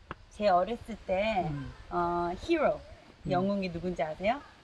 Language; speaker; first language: Korean; early bilingual, heritage; Korean